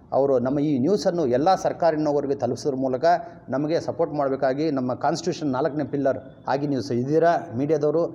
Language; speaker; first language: Kannada; native; Kannada